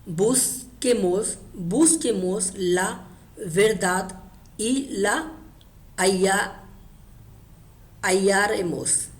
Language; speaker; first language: Spanish; non-native, fluent; Hindi